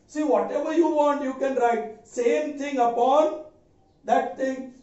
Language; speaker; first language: English; non-native, local second language; Hindi